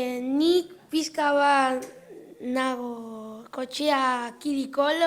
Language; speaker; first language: Basque; non-native, local second language; Spanish